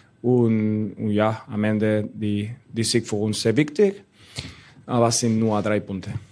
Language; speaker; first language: German; non-native, learner; Spanish